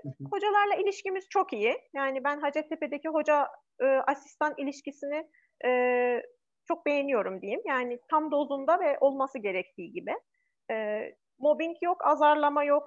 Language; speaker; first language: Turkish; non-native, fluent; Persian